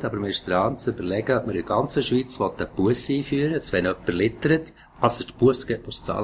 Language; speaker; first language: German; native; German